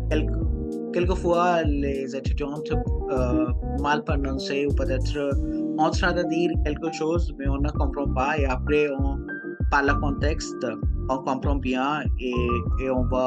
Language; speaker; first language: French; non-native, local second language; Hindi